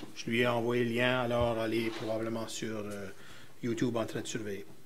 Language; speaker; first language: French; native; French